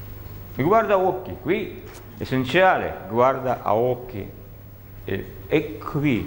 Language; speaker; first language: Italian; non-native, learner; Russian